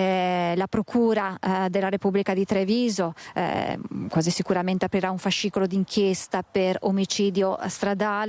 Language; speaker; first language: Italian; native; Italian